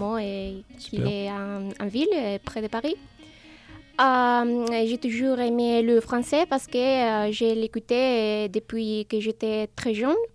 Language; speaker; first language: French; non-native, learner; Spanish